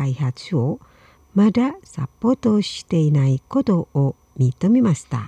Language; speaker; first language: Japanese; non-native, fluent; Indonesian